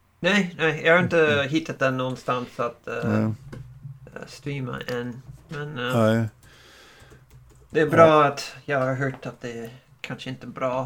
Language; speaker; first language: Swedish; non-native, learner; English